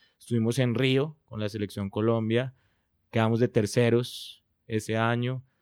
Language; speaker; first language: Spanish; native; Spanish